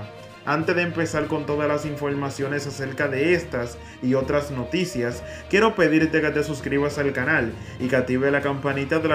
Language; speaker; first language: Spanish; native; Spanish